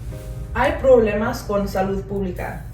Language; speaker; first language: Spanish; early bilingual, heritage; English